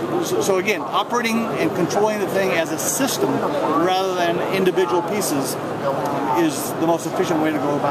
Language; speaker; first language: English; native; English